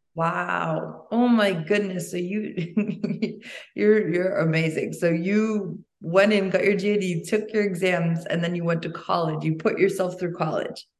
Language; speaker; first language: English; early bilingual, other home language; Albanian